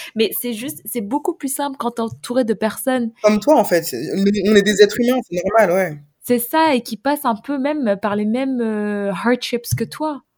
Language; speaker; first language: French; non-native, fluent; Arabic